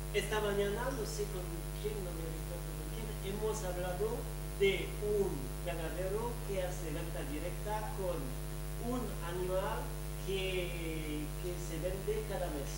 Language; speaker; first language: Spanish; non-native, fluent; French